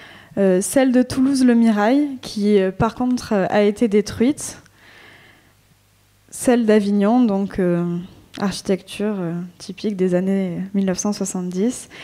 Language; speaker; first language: French; native; French